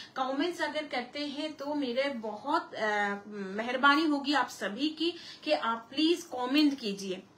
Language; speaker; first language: Hindi; non-native, local second language; Bangla